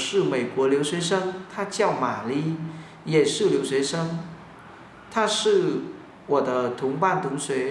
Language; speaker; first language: Chinese; non-native, fluent; Vietnamese